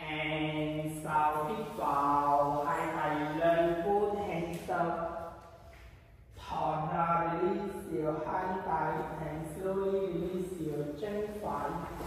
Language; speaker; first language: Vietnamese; non-native, learner; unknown